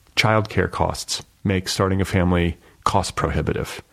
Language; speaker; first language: English; native; English